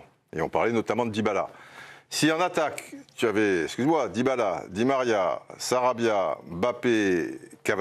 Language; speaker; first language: French; native; French